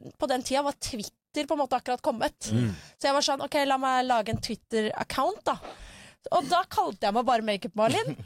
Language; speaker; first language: Norwegian; native; Norwegian